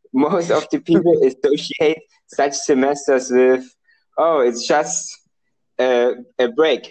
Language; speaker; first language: English; non-native, fluent; German